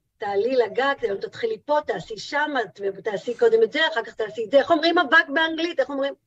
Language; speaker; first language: Hebrew; native; Hebrew